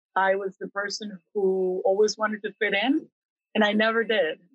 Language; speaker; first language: English; early bilingual, other home language; Spanish